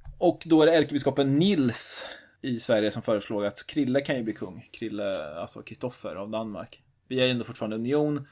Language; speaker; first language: Swedish; native; Swedish